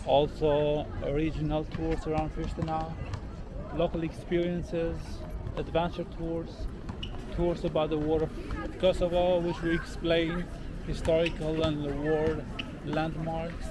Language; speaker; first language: English; non-native, local second language; Albanian